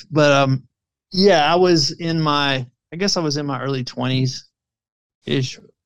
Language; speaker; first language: English; native; English